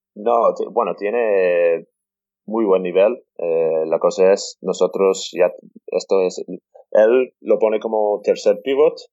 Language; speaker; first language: Spanish; non-native, fluent; English